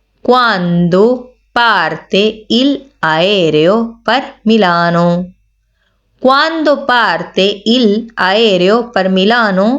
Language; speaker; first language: Italian; non-native, learner; Urdu